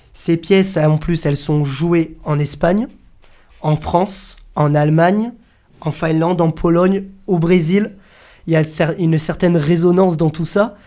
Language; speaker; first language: French; native; French